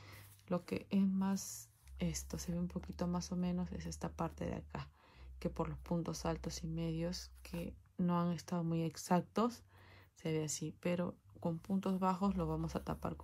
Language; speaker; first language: Spanish; native; Spanish